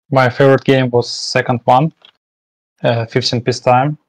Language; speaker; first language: English; non-native, learner; Russian